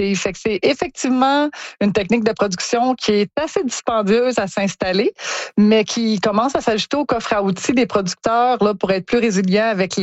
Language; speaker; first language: French; native; French